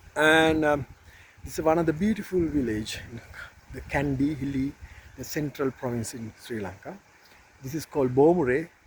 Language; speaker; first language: English; non-native, local second language; Sinhala